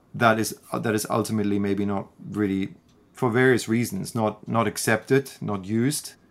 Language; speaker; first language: English; non-native, fluent; German